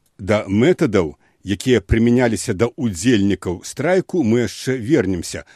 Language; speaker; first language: Belarusian; native; Belarusian